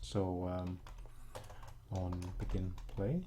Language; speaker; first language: English; non-native, fluent; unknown